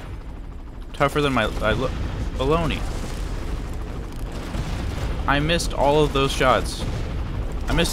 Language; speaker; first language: English; native; English